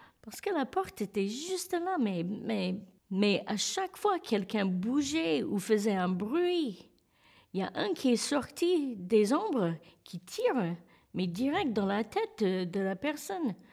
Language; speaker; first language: French; non-native, fluent; English